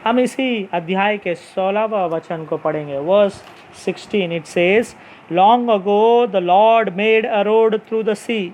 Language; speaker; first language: Hindi; non-native, local second language; Telugu